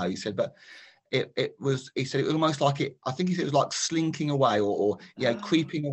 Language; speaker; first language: English; native; English